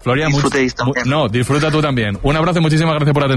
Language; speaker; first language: Spanish; native; Spanish